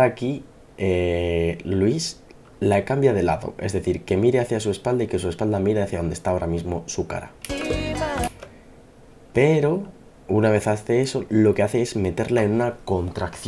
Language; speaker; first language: Spanish; native; Spanish